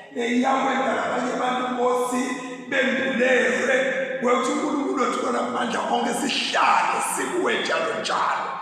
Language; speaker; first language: Zulu; non-native, local second language; Swati